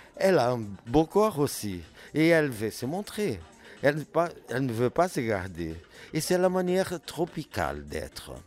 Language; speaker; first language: French; non-native, fluent; Portuguese